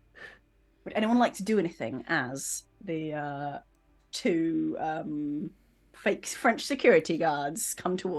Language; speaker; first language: English; native; English